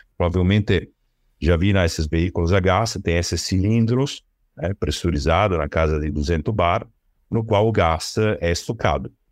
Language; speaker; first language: Portuguese; non-native, fluent; Italian